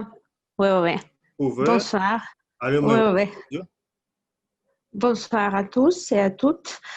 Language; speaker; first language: French; non-native, fluent; Russian